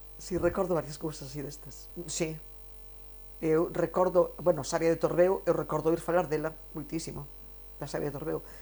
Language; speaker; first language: Galician; non-native, local second language; Spanish